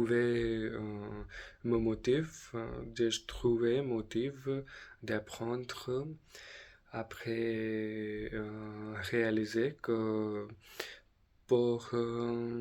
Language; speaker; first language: French; non-native, learner; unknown